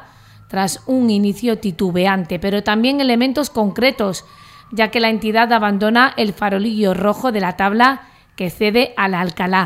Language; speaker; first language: Spanish; native; Spanish